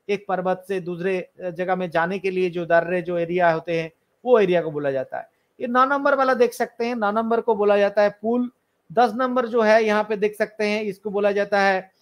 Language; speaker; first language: Hindi; non-native, local second language; Bangla